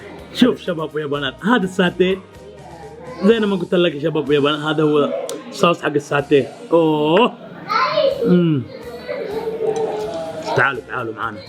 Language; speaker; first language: Arabic; native; Arabic